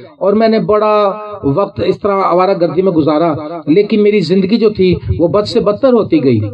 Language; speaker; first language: Urdu; non-native, local second language; Punjabi